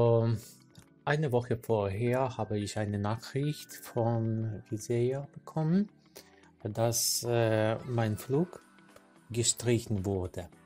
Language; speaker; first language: German; non-native, learner; Ukrainian